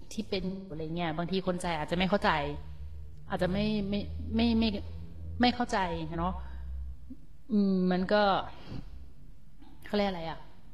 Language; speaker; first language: Thai; native; Thai